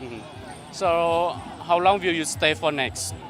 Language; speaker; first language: English; non-native, learner; Hmong